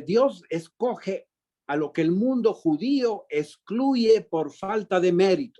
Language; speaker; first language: Spanish; native; Spanish